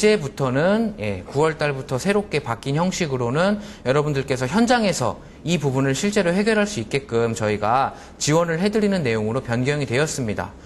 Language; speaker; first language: Korean; native; Korean